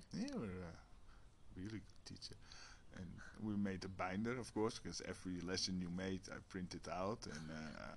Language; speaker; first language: English; non-native, fluent; Dutch